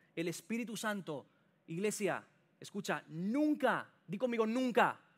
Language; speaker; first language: Spanish; native; Spanish